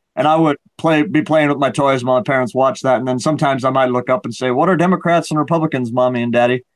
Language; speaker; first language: English; native; English